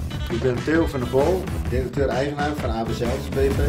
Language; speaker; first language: Dutch; native; Dutch